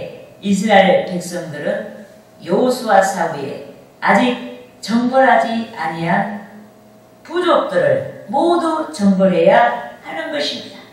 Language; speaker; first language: Korean; native; Korean